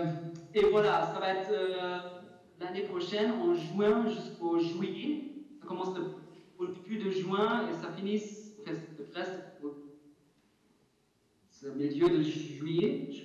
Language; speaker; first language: French; non-native, fluent; German